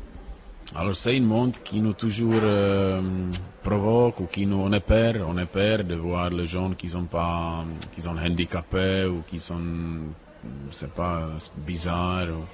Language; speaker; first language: French; non-native, learner; Czech